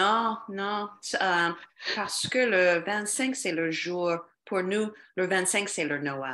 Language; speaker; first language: French; non-native, fluent; English